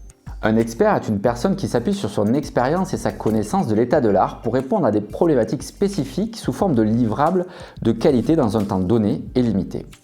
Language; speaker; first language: French; native; French